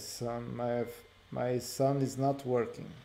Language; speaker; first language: English; non-native, learner; Portuguese